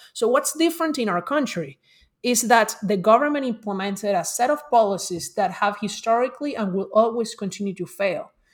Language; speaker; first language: English; non-native, fluent; Spanish